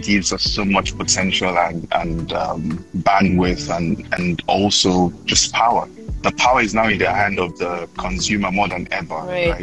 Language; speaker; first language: English; non-native, local second language; Yoruba